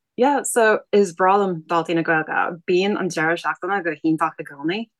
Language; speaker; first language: Irish; non-native, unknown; English